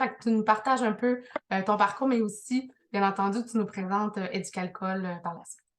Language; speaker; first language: French; native; French